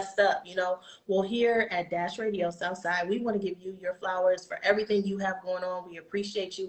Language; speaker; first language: English; native; English